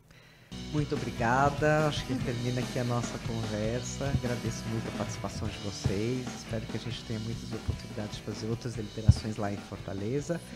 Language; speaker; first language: Portuguese; native; Portuguese